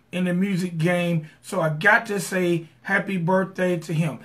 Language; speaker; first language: English; native; English